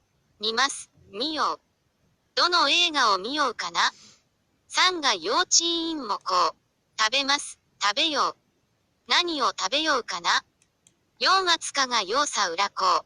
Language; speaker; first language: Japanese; non-native, fluent; Chinese